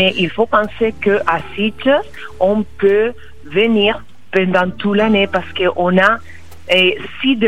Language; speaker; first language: French; non-native, fluent; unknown